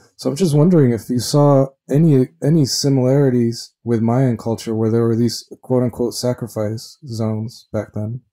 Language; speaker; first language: English; early bilingual, other home language; Spanish